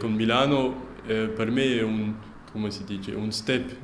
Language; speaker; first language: Italian; non-native, fluent; French